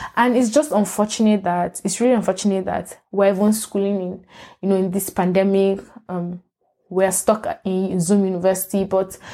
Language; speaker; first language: English; non-native, local second language; Yoruba